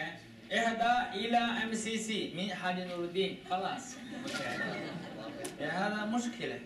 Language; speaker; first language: Arabic; non-native, learner; Chinese